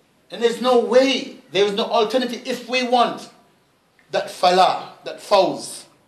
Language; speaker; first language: English; native; English